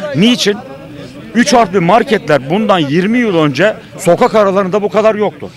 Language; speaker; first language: Turkish; native; Turkish